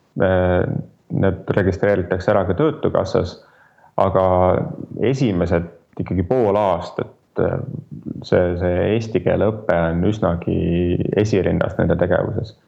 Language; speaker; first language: Estonian; native; Estonian